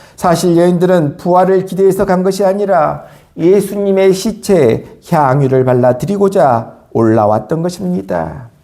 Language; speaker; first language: Korean; native; Korean